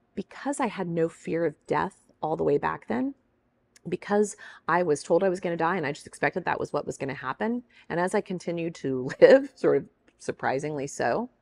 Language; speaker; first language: English; native; English